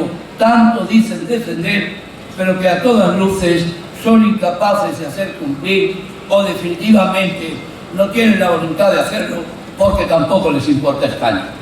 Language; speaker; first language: Spanish; native; Spanish